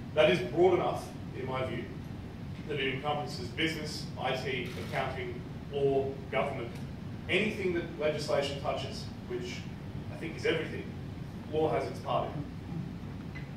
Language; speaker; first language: English; native; English